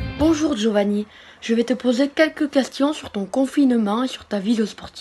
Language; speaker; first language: French; native; French